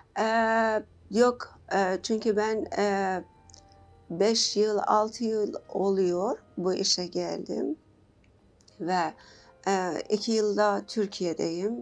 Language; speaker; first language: Turkish; non-native, learner; Persian